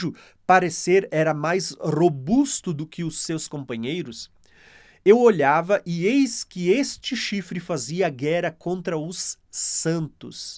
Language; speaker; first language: Portuguese; native; Portuguese